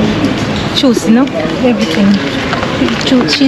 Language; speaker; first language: English; non-native, learner; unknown